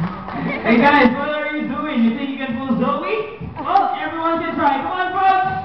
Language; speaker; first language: English; non-native, local second language; Filipino